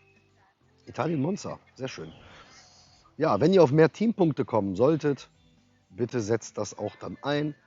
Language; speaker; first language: German; native; German